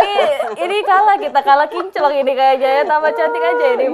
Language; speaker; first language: Indonesian; native; Indonesian